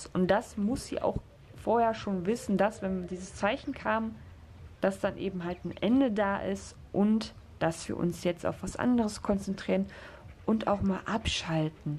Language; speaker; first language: German; native; German